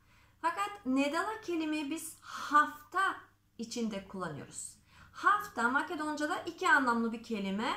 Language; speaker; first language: Turkish; non-native, fluent; Macedonian